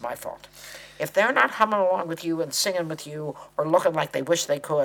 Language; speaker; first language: English; native; English